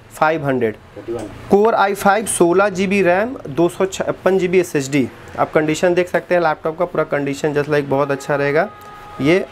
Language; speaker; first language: Hindi; native; Hindi